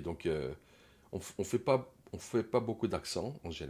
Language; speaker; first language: French; non-native, fluent; Korean